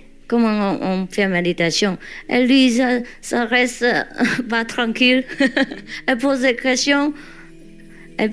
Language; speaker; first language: French; non-native, learner; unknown